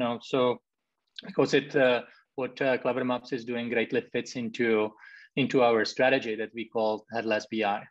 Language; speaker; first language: English; non-native, fluent; Czech